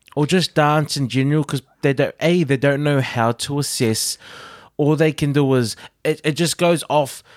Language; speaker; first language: English; native; English